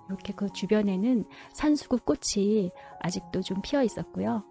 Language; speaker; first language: Korean; native; Korean